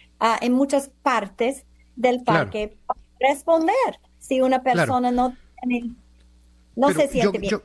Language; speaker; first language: Spanish; non-native, fluent; English